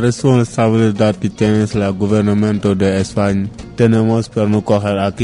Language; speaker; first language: Spanish; non-native, learner; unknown